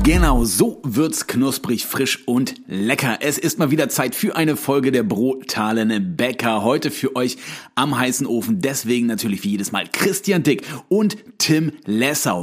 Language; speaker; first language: German; native; German